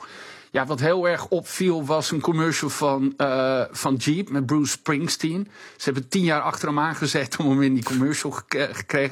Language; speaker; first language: Dutch; native; Dutch